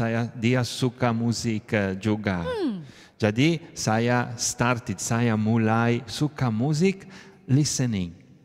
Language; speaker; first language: Indonesian; non-native, learner; Italian